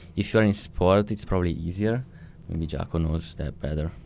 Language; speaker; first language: English; non-native, fluent; Italian